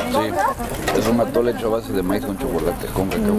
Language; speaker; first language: Spanish; native; Spanish